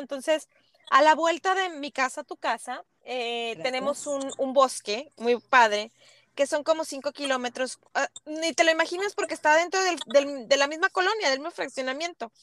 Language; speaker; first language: Spanish; native; Spanish